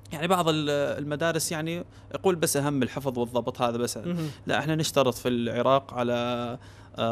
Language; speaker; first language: Arabic; native; Arabic